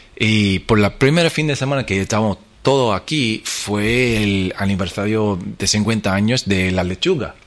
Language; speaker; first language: Spanish; non-native, fluent; English